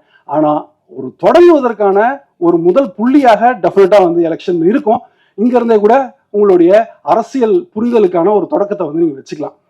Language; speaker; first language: Tamil; native; Tamil